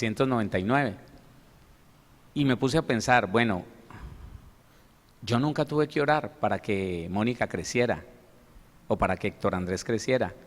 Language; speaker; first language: Spanish; native; Spanish